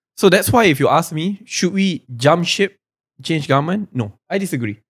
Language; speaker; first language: English; non-native, local second language; Malay